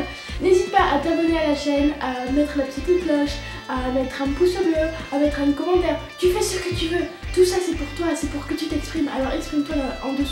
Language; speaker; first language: French; native; French